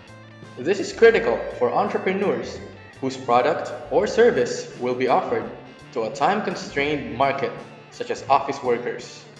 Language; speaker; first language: English; non-native, local second language; Filipino